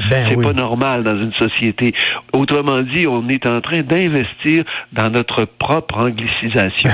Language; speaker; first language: French; native; French